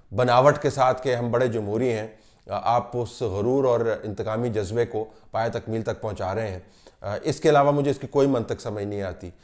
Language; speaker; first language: Urdu; native; Urdu